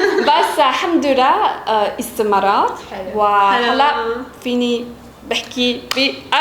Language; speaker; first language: Arabic; non-native, fluent; Chinese